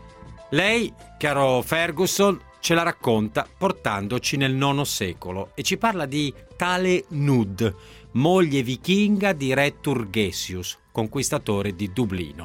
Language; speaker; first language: Italian; native; Italian